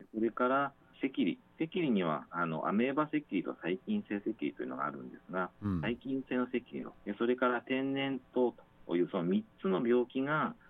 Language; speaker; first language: Japanese; native; Japanese